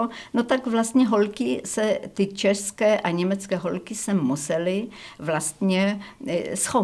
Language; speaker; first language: Czech; early bilingual, heritage; Czech